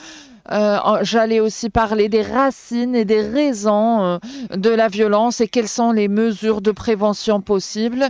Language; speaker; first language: French; non-native, local second language; Arabic